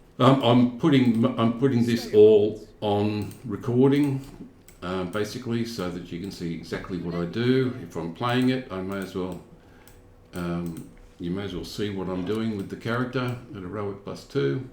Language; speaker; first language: English; native; English